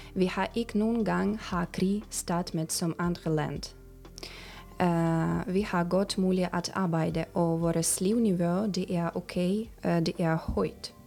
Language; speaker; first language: Danish; non-native, fluent; Ukrainian